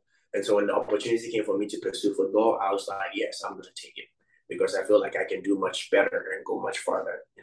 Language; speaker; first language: English; non-native, local second language; Akan